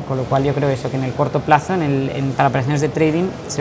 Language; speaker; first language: Spanish; native; Spanish